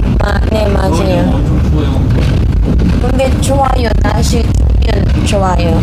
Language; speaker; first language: Korean; non-native, learner; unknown